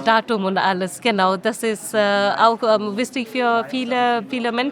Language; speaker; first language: German; non-native, learner; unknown